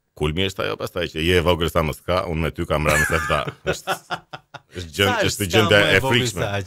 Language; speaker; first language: Albanian; native; Albanian